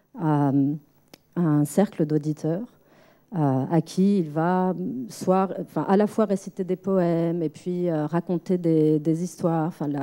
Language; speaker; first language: French; non-native, local second language; Arabic